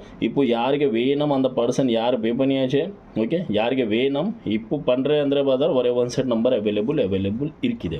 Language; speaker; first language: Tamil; non-native, learner; Kannada